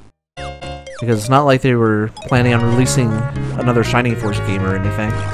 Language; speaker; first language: English; native; English